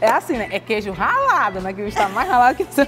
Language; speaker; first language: Portuguese; native; Portuguese